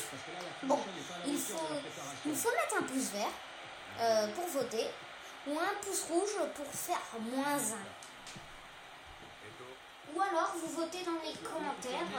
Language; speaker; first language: French; native; French